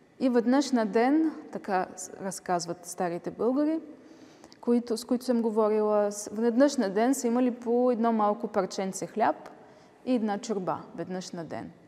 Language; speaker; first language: Bulgarian; early bilingual, heritage; Bulgarian